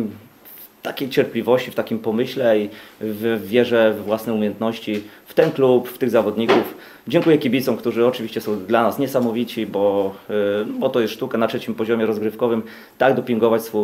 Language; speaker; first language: Polish; native; Polish